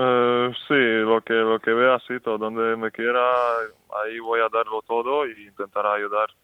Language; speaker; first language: Spanish; non-native, fluent; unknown